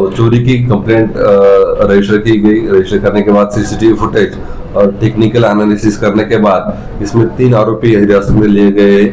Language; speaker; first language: Hindi; non-native, local second language; Marathi